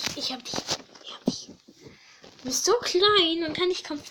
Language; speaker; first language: German; early bilingual, other home language; Hungarian